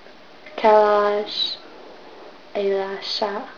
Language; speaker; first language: French; non-native, learner; English